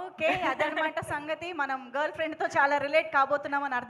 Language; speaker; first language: Telugu; native; Telugu